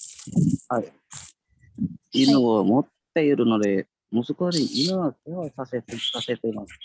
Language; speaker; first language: Japanese; non-native, fluent; Indonesian